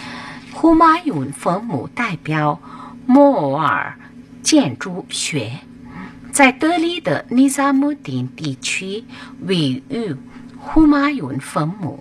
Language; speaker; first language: Chinese; non-native, fluent; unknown